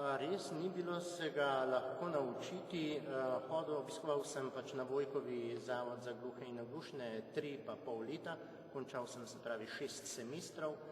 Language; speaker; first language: Slovenian; non-native, fluent; Czech